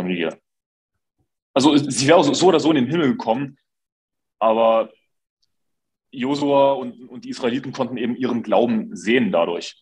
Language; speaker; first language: German; native; German